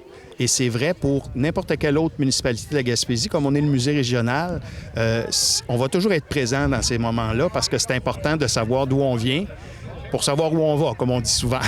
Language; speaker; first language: French; native; French